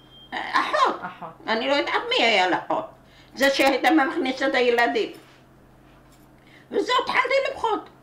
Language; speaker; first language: Hebrew; non-native, learner; Arabic